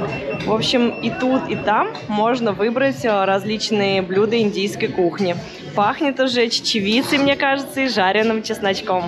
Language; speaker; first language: Russian; native; Russian